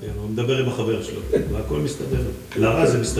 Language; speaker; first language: Hebrew; native; Hebrew